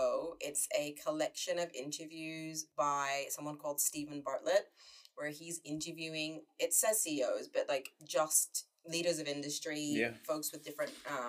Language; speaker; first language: English; native; English